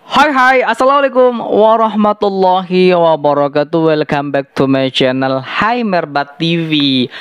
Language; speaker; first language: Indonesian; native; Indonesian